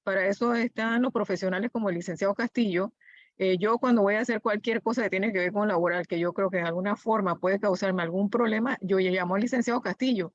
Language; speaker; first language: Spanish; native; Spanish